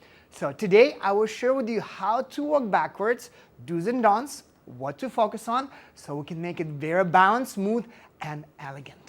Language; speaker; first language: English; non-native, fluent; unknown